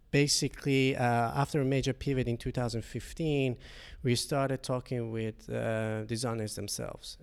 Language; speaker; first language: English; non-native, fluent; Persian